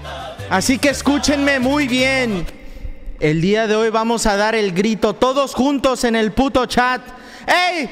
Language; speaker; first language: Spanish; native; Spanish